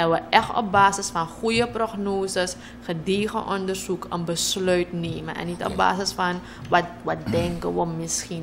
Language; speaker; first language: Dutch; native; Dutch